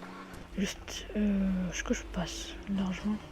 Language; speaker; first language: French; native; French